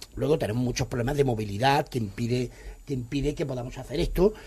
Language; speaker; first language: Spanish; non-native, local second language; Catalan